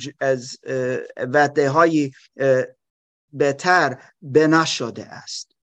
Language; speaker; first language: Persian; non-native, learner; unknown